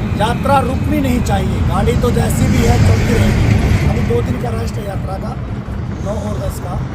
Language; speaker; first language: Hindi; native; Hindi